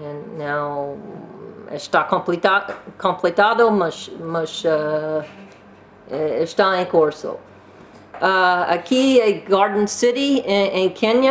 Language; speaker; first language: Portuguese; non-native, learner; English